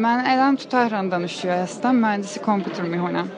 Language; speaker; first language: Persian; non-native, learner; Turkish